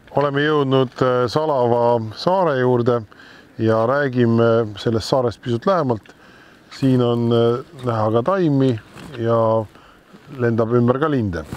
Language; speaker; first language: Estonian; native; Estonian